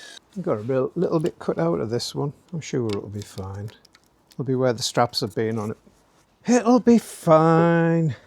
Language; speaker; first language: English; native; English